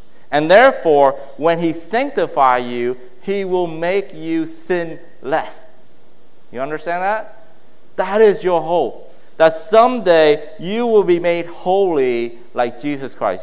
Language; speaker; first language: English; early bilingual, other home language; Vietnamese